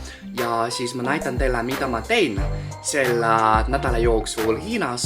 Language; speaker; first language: Estonian; non-native, fluent; Chinese